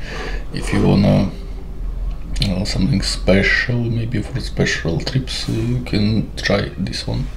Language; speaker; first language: English; non-native, learner; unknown